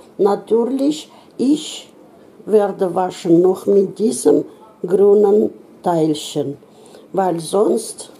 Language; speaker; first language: German; non-native, fluent; Russian